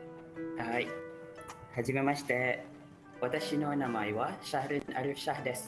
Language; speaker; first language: Japanese; non-native, learner; Malay